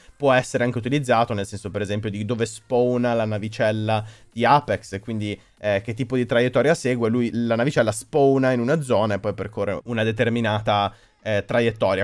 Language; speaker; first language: Italian; native; Italian